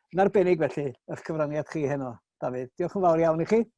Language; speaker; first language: Welsh; native; Welsh